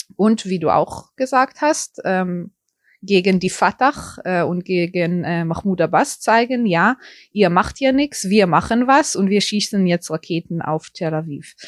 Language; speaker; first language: German; early bilingual, heritage; German